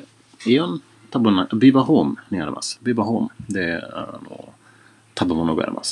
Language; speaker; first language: Japanese; non-native, fluent; Swedish